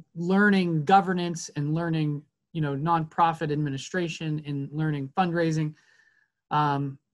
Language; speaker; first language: English; native; English